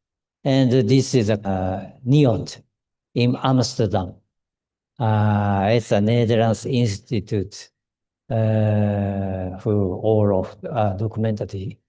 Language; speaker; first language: English; non-native, learner; Japanese